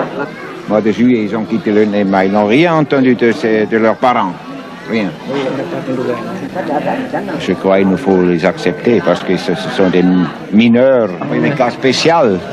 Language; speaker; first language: French; non-native, fluent; Swiss German